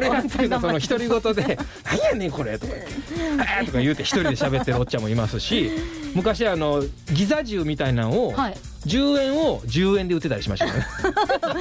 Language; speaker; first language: Japanese; native; Japanese